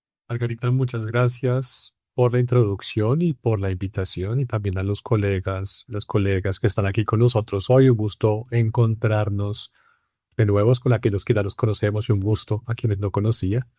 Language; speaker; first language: Spanish; native; Spanish